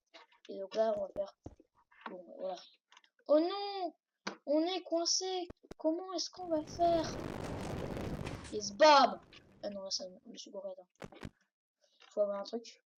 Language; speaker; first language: French; native; French